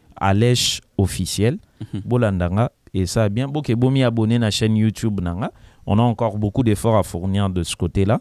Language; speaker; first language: French; non-native, local second language; Lingala